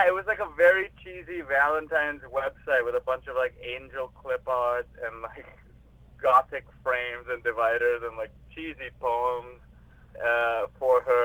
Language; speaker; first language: English; non-native, local second language; Hindi